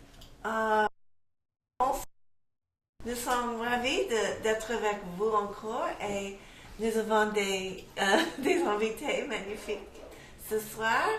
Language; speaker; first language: French; non-native, fluent; English